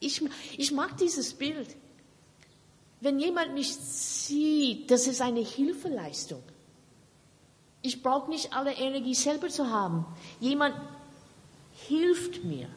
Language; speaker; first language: German; non-native, fluent; English